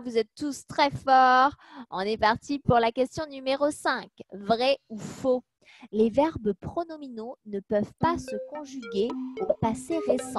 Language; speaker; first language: French; native; French